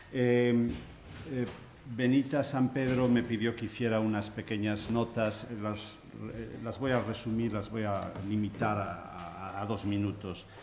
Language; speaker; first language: Spanish; native; Spanish